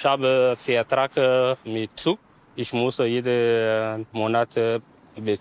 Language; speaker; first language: German; non-native, learner; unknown